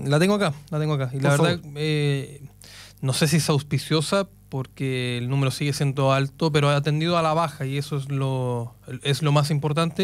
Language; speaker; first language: Spanish; native; Spanish